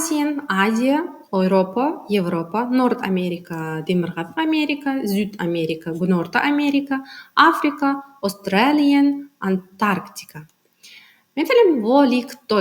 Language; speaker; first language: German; non-native, fluent; Turkmen